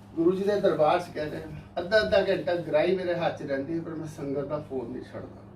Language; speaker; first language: Hindi; non-native, local second language; Punjabi